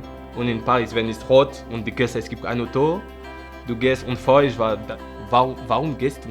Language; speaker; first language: German; non-native, learner; French